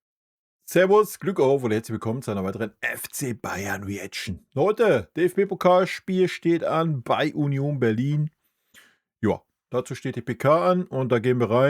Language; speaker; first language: German; native; German